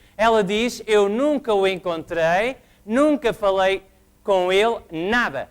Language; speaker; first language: Portuguese; native; Portuguese